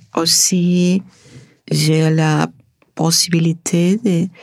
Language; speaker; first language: French; non-native, learner; Spanish